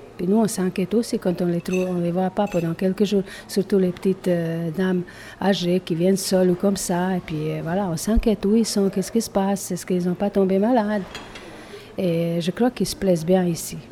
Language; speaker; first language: French; non-native, fluent; Bosnian